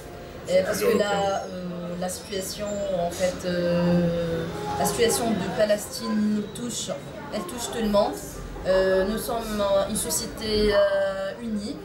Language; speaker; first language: French; non-native, local second language; Arabic